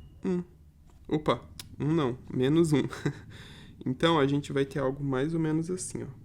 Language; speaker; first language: Portuguese; native; Portuguese